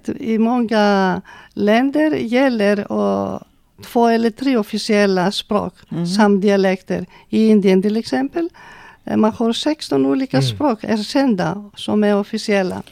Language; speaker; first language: Swedish; non-native, fluent; Greek